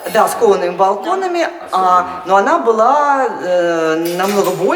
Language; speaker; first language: Russian; native; Russian